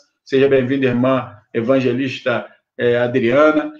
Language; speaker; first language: Portuguese; native; Portuguese